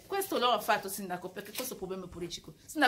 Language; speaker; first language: Italian; non-native, learner; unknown